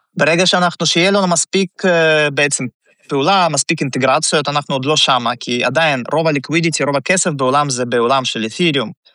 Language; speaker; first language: Hebrew; early bilingual, other home language; Russian